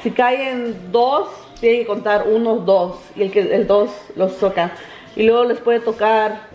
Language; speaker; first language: Spanish; early bilingual, heritage; Spanish